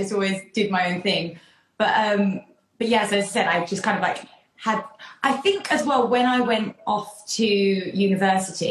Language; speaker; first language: English; native; English